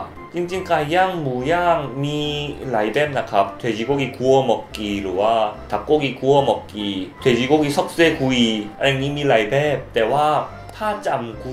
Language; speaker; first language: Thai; non-native, fluent; Korean